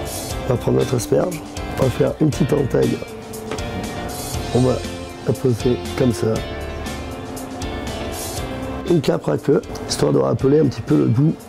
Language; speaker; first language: French; native; French